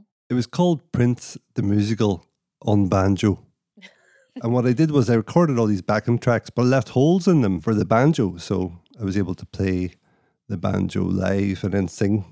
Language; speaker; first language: English; native; English